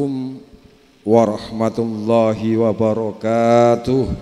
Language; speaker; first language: Indonesian; native; Indonesian